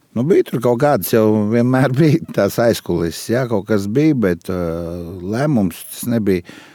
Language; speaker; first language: Latvian; native; Latvian